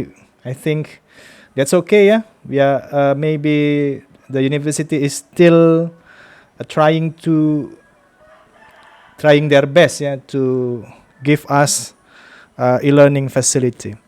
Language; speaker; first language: English; non-native, fluent; Indonesian